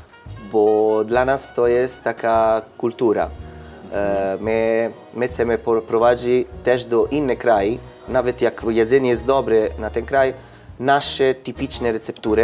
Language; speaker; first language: Polish; non-native, learner; Italian